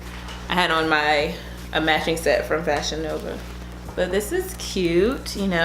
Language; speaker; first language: English; native; English